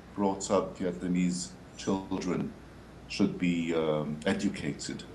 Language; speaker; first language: English; early bilingual, other home language; French